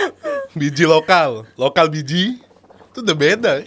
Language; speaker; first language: Indonesian; native; Indonesian